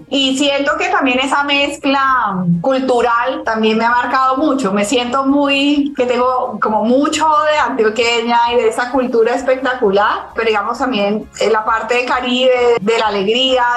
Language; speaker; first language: Spanish; native; Spanish